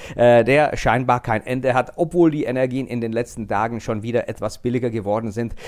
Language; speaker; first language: German; non-native, fluent; Czech